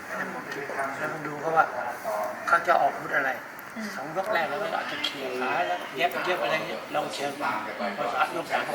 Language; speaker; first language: Thai; native; Thai